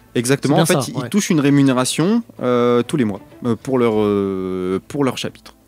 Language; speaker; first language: French; native; French